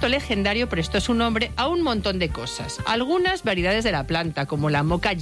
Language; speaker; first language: Spanish; native; Spanish